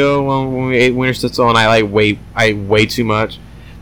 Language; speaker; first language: English; native; English